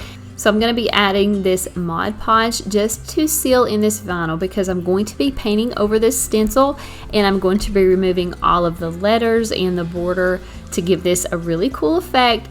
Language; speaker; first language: English; native; English